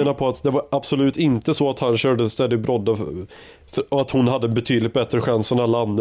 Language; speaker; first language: Swedish; native; Swedish